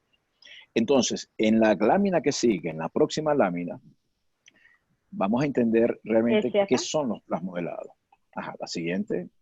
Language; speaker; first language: Spanish; native; Spanish